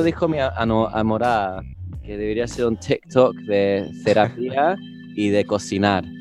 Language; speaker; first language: Spanish; early bilingual, heritage; English